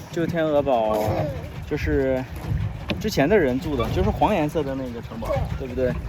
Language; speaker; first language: Chinese; native; Chinese